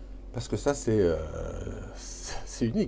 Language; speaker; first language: French; native; French